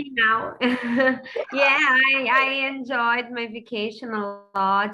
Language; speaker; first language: English; non-native, fluent; Portuguese